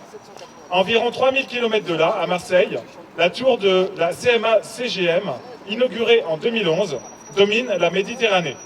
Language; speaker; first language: French; native; French